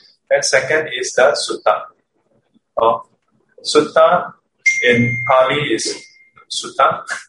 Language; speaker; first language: English; native; English